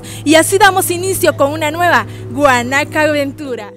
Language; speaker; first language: Spanish; native; Spanish